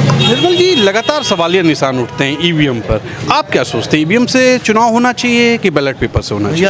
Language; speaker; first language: Hindi; native; Hindi